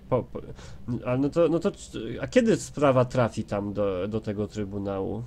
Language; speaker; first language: Polish; native; Polish